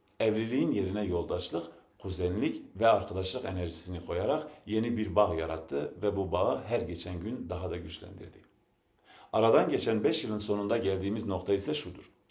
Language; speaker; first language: Turkish; non-native, local second language; Zaza